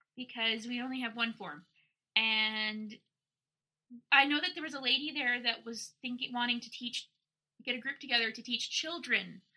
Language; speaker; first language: English; native; English